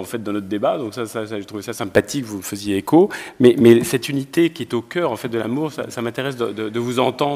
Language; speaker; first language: French; native; French